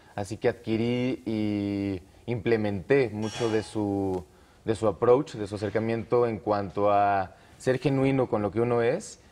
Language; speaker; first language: Spanish; native; Spanish